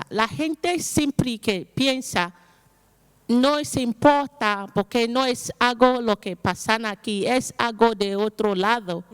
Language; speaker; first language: Spanish; non-native, learner; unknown